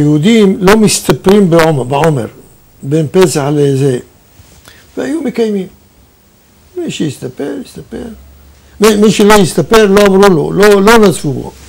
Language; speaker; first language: Hebrew; non-native, fluent; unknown